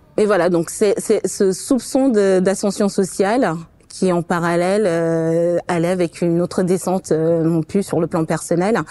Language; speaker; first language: French; non-native, fluent; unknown